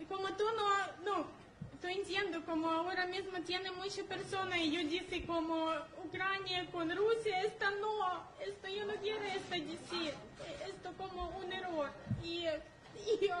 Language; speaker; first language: Spanish; non-native, learner; Ukrainian